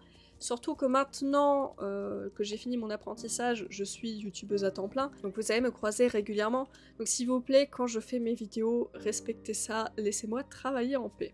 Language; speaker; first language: French; native; French